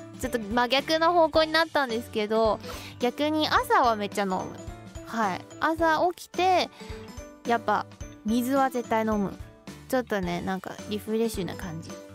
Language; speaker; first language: Japanese; non-native, fluent; Chinese